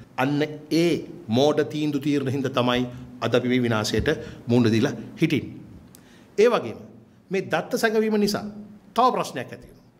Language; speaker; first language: Sinhala; native; Sinhala